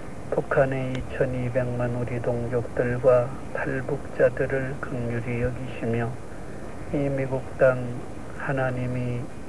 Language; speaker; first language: Korean; native; Korean